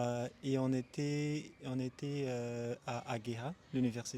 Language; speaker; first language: French; non-native, local second language; Malagasy